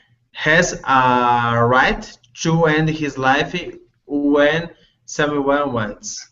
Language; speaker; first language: English; non-native, learner; Portuguese